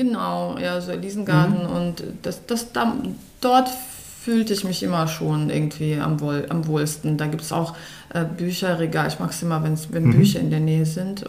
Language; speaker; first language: German; early bilingual, other home language; Russian